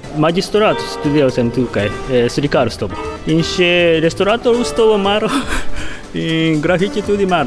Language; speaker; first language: Slovenian; non-native, learner; Japanese